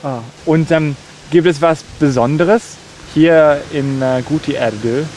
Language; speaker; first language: German; non-native, learner; English